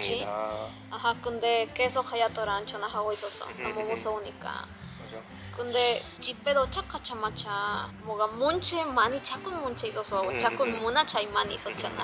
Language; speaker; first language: Korean; non-native, learner; Spanish